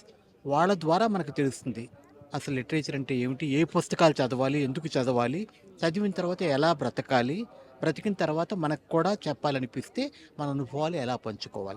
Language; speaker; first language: Telugu; native; Telugu